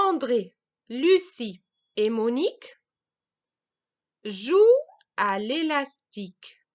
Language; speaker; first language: French; non-native, fluent; German